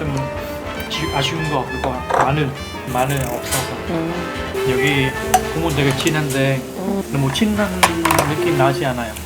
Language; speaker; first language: Korean; non-native, fluent; Vietnamese